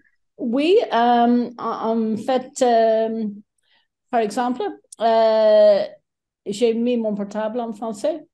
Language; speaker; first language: French; non-native, fluent; English